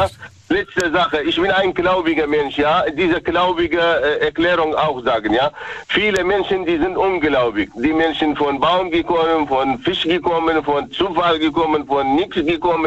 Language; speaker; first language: German; non-native, learner; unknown